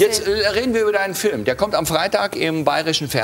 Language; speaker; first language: German; native; German